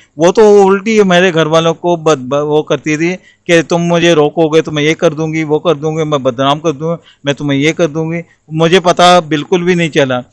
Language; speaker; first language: Urdu; non-native, local second language; Punjabi